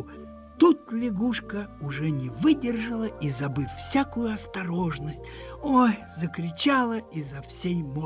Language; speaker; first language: Russian; native; Russian